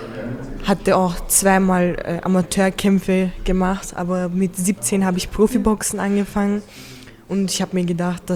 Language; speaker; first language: German; early bilingual, other home language; Turkish